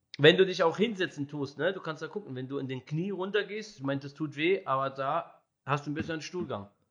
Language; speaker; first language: German; early bilingual, other home language; Arabic